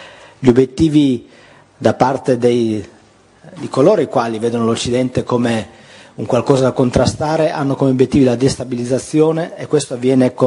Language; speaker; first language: Italian; native; Italian